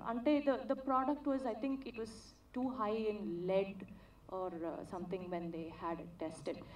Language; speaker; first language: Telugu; non-native, learner; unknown